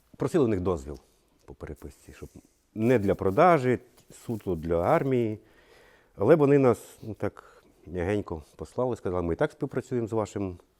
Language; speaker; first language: Ukrainian; non-native, local second language; Russian